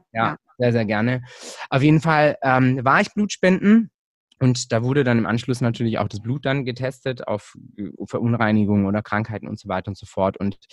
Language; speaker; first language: German; native; German